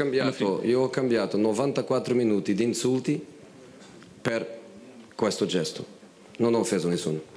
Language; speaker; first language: Italian; non-native, fluent; Portuguese